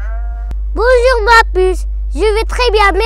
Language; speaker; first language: French; non-native, local second language; Arabic